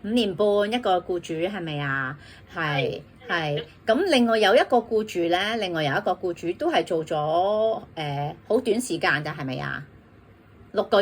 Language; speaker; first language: Cantonese; native; Cantonese